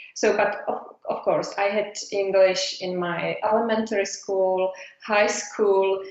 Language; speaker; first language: English; non-native, fluent; Czech